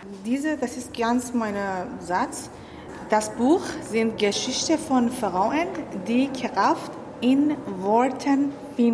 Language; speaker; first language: German; non-native, learner; Persian